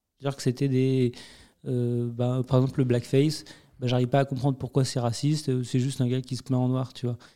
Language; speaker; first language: French; native; French